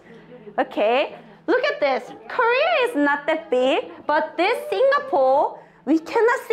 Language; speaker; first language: English; non-native, fluent; Korean